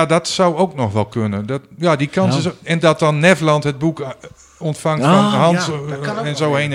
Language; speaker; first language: Dutch; native; Dutch